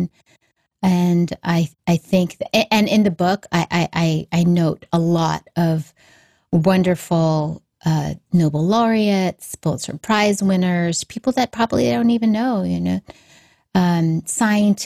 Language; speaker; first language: English; native; English